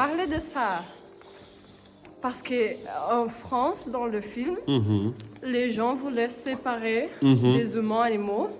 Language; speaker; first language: French; non-native, learner; Portuguese